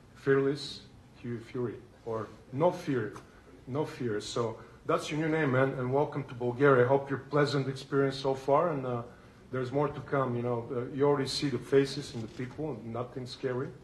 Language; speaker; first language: English; non-native, fluent; Bulgarian